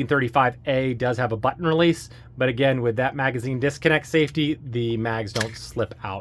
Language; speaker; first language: English; native; English